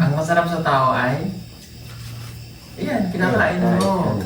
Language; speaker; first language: Filipino; non-native, local second language; Cebuano